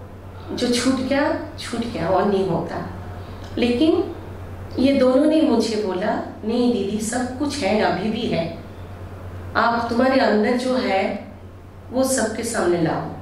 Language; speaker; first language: Hindi; non-native, local second language; Bangla